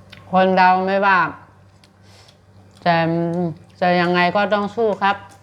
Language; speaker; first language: Thai; non-native, fluent; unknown